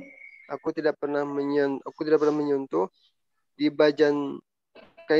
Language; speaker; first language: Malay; non-native, local second language; Sundanese